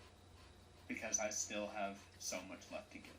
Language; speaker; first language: English; native; English